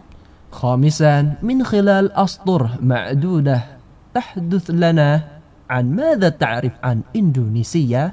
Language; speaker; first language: Arabic; non-native, fluent; Indonesian